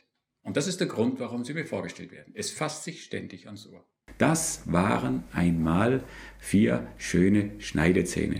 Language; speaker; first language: German; native; German